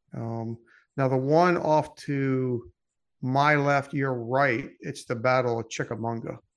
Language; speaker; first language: English; early bilingual, other home language; French